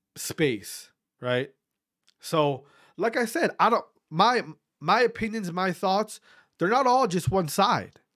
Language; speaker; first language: English; native; English